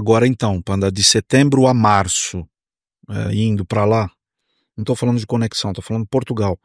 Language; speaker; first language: Portuguese; native; Portuguese